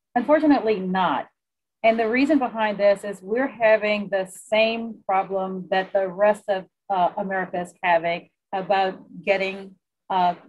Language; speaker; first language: English; native; English